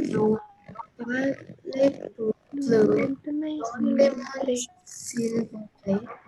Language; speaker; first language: French; non-native, learner; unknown